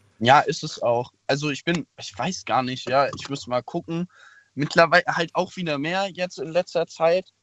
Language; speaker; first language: German; native; German